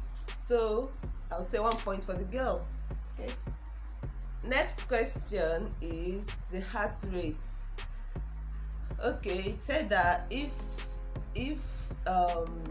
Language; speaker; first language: English; non-native, local second language; Igbo